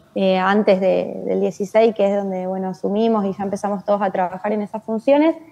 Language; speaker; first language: Spanish; native; Spanish